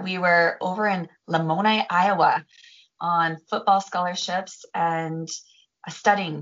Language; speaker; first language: English; native; English